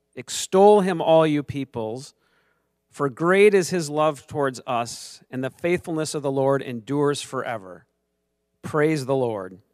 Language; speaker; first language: English; native; English